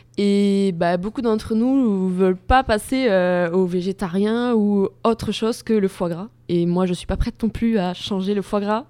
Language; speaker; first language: French; native; French